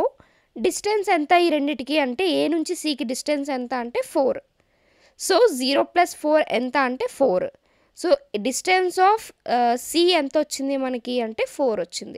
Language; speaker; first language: Telugu; native; Telugu